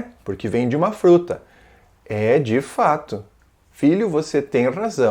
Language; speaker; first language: Portuguese; native; Portuguese